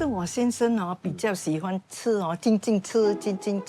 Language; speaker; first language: Chinese; non-native, local second language; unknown